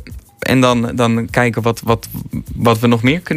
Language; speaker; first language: Dutch; native; Dutch